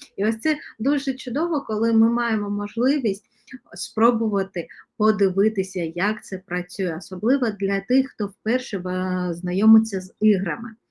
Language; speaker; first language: Ukrainian; non-native, local second language; Russian